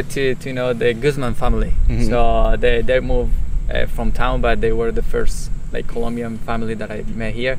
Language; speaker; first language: English; non-native, fluent; Spanish